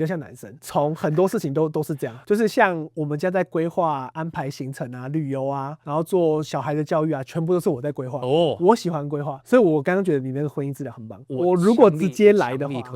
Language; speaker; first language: Chinese; native; Chinese